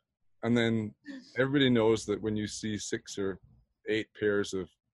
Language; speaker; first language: English; native; English